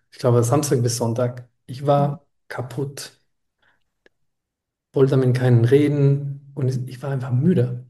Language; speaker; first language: German; non-native, fluent; Spanish